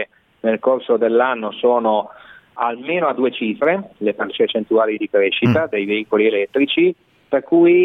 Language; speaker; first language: Italian; native; Italian